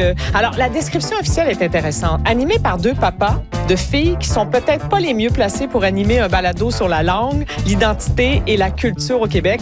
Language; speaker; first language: French; native; French